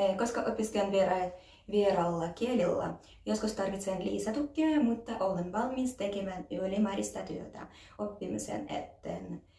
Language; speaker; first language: Finnish; non-native, learner; Ukrainian